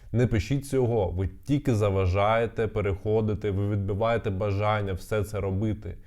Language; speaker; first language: Ukrainian; non-native, local second language; Russian